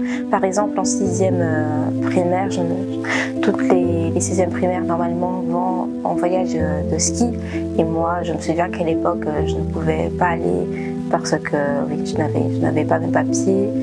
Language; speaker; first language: French; early bilingual, other home language; Portuguese